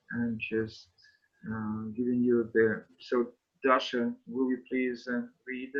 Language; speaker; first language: English; non-native, fluent; Russian